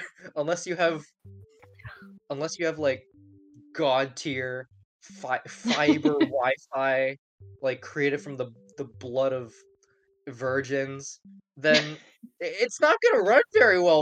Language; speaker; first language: English; non-native, local second language; Cantonese